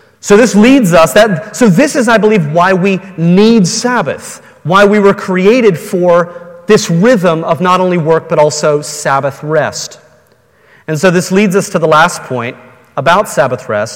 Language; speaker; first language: English; native; English